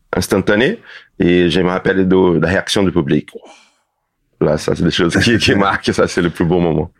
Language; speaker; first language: French; non-native, fluent; Portuguese